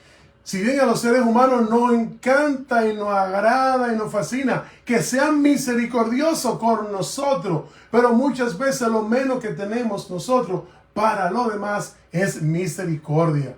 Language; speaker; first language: Spanish; native; Spanish